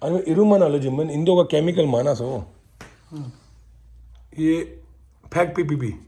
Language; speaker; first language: Korean; non-native, learner; Hindi